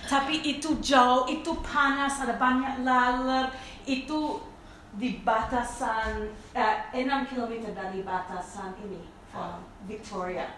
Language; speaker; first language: Indonesian; non-native, fluent; English